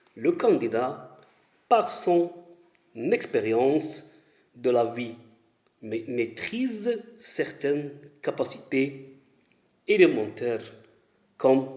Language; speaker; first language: French; non-native, local second language; Arabic